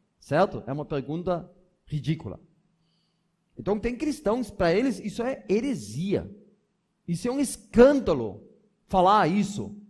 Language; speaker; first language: Portuguese; non-native, fluent; German